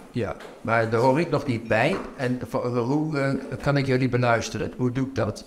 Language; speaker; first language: Dutch; native; Dutch